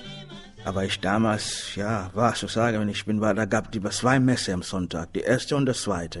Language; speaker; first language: German; non-native, learner; Swahili